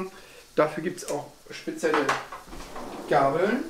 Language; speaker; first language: German; native; German